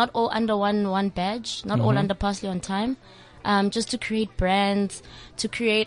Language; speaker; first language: English; non-native, local second language; Southern Sotho